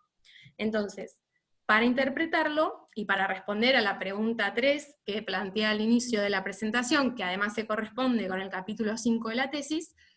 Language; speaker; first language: Spanish; native; Spanish